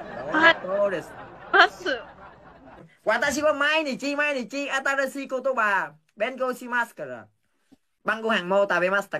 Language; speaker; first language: Japanese; non-native, learner; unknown